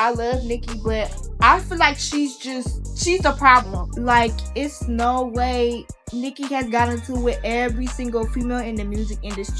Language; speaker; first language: English; native; English